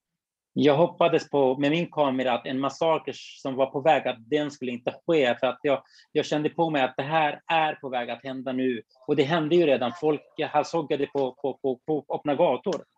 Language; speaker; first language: Swedish; non-native, fluent; Kurdish